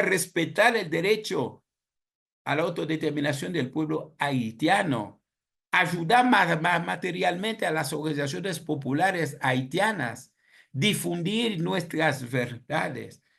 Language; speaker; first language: Spanish; non-native, fluent; Haitian Creole